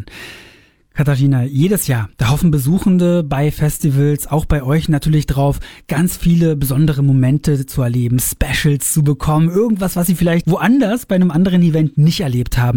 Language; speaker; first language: German; native; German